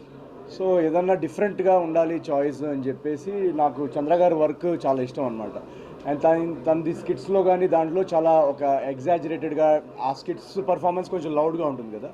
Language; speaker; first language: Telugu; native; Telugu